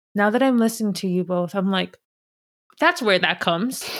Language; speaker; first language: English; early bilingual, other home language; Spanish